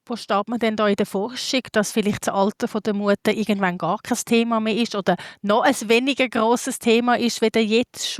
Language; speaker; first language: German; native; German